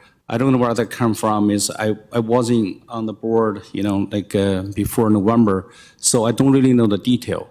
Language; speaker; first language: English; non-native, fluent; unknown